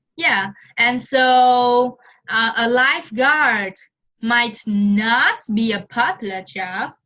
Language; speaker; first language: English; non-native, fluent; Vietnamese